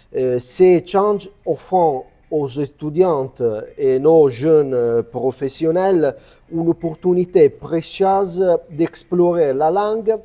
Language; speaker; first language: French; non-native, learner; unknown